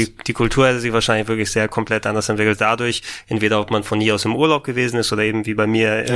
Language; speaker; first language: German; native; German